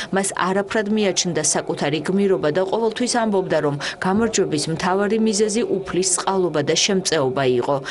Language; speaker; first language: Georgian; native; Georgian